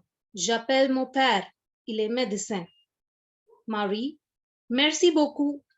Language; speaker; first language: French; non-native, fluent; Hindi